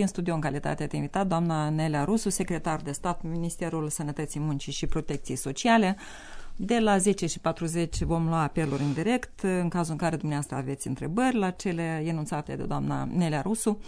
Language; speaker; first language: Romanian; native; Romanian